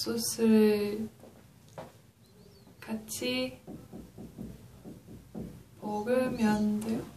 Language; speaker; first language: Korean; non-native, learner; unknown